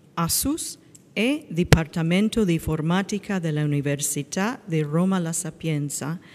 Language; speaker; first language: Italian; non-native, fluent; English